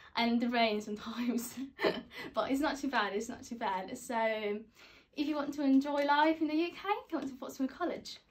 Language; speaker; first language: English; non-native, fluent; Italian